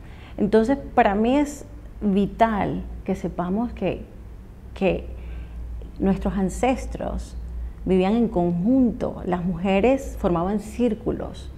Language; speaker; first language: Spanish; native; Spanish